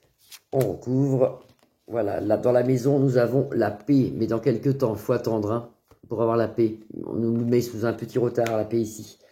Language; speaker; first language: French; native; French